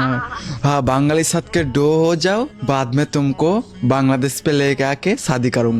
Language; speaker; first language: Hindi; non-native, learner; Bangla